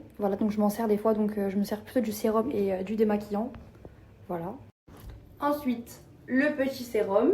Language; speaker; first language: French; native; French